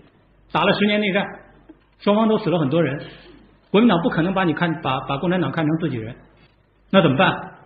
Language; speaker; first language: Chinese; native; Chinese